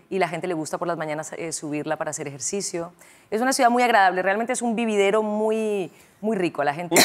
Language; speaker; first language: Spanish; native; Spanish